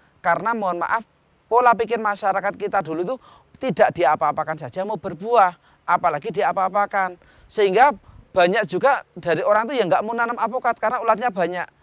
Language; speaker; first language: Indonesian; non-native, local second language; Javanese